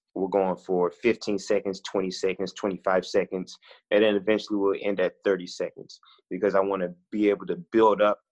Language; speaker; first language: English; native; English